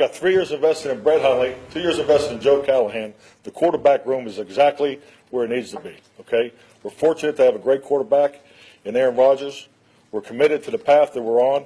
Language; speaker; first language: English; native; English